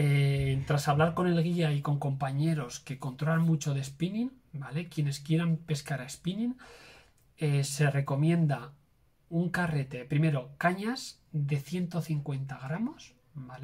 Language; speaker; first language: Spanish; native; Spanish